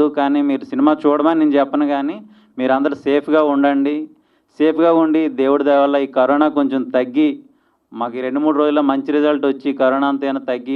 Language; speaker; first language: Telugu; native; Telugu